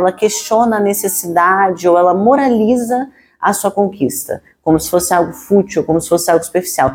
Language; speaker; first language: Portuguese; native; Portuguese